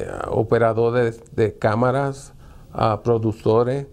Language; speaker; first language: Spanish; early bilingual, heritage; Spanish